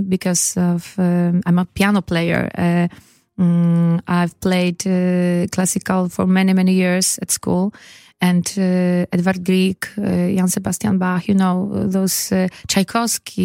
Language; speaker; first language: English; non-native, learner; Polish